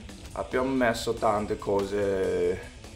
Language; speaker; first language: Italian; non-native, learner; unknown